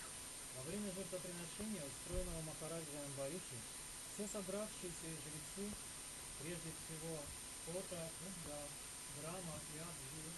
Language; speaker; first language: Russian; native; Russian